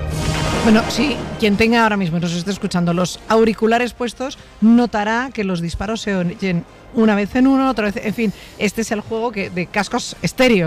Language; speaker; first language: Spanish; native; Spanish